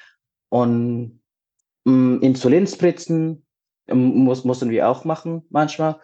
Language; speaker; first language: German; non-native, fluent; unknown